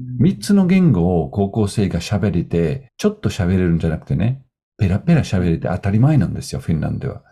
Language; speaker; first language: Japanese; non-native, fluent; Dutch